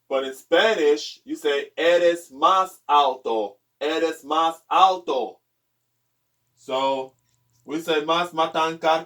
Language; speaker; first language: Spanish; non-native, learner; English